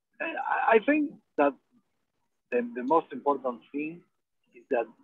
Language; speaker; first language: English; non-native, learner; Spanish